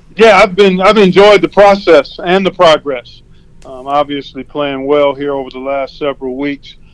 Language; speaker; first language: English; native; English